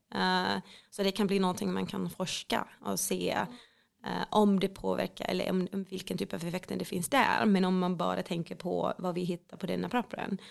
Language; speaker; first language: Swedish; non-native, fluent; Finnish